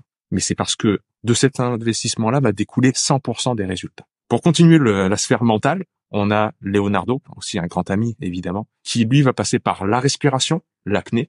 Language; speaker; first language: French; native; French